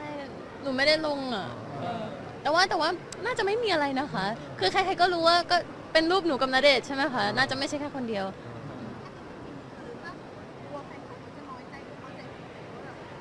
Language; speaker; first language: Thai; native; Thai